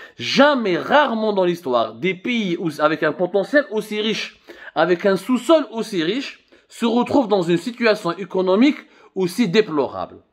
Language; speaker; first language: French; non-native, local second language; Arabic